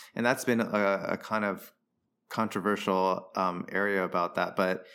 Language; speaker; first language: English; early bilingual, other home language; Chinese